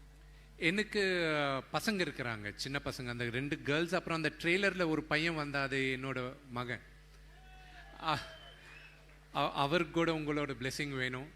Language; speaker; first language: Tamil; non-native, local second language; Telugu